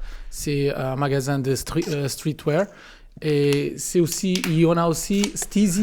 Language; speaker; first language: French; non-native, learner; Portuguese